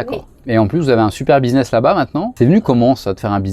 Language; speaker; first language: French; native; French